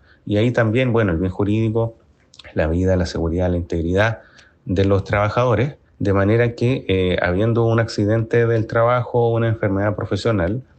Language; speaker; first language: Spanish; native; Spanish